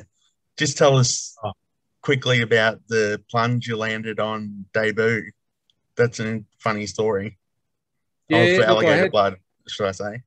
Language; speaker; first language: English; native; English